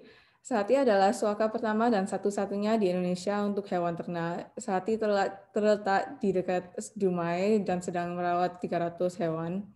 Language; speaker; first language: Indonesian; non-native, learner; English